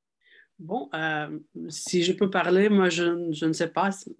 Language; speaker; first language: French; non-native, fluent; Portuguese